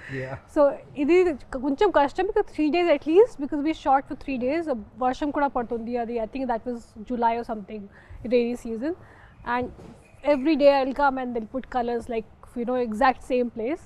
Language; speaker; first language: Telugu; non-native, fluent; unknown